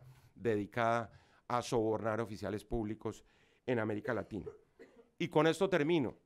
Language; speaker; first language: Spanish; native; Spanish